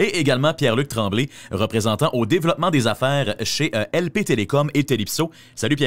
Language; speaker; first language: French; native; French